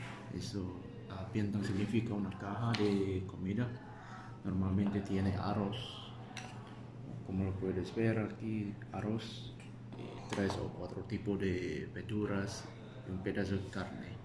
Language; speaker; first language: Spanish; non-native, fluent; Chinese